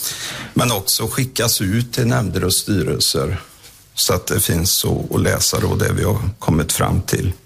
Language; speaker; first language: Swedish; native; Swedish